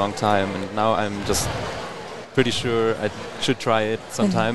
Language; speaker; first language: English; non-native, fluent; German